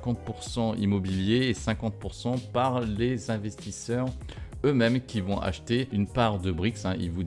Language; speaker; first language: French; native; French